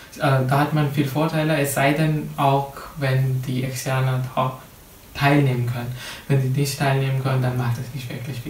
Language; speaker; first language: German; non-native, fluent; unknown